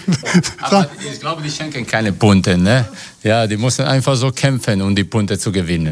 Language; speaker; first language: German; non-native, fluent; Italian